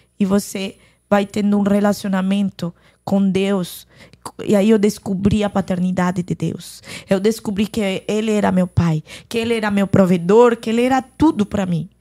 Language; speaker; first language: Portuguese; non-native, fluent; Arabic